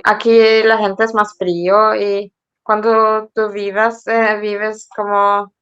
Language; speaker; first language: Spanish; early bilingual, heritage; Norwegian